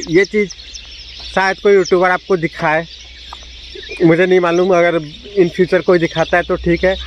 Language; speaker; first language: Hindi; non-native, local second language; Assamese